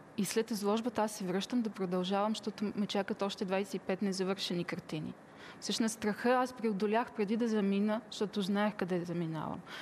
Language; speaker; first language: Bulgarian; early bilingual, heritage; Bulgarian